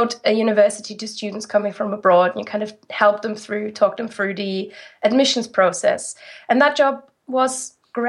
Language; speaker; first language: English; non-native, fluent; German